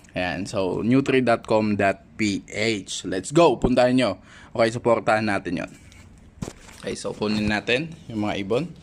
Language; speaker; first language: Filipino; native; Filipino